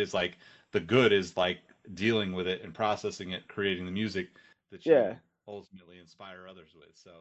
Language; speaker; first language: English; native; English